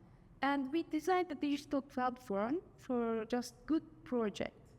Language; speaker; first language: English; non-native, learner; Turkish